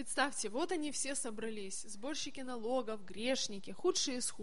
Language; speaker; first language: Russian; native; Russian